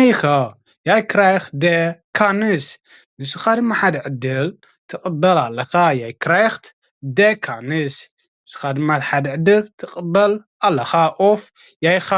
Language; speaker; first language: Dutch; non-native, fluent; Tigrinya